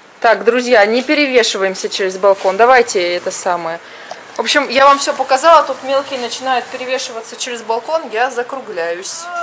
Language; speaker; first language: Russian; native; Russian